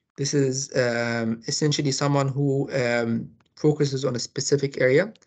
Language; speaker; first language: English; non-native, fluent; Arabic